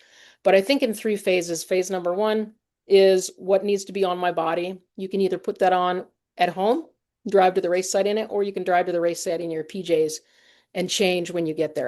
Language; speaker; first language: English; native; English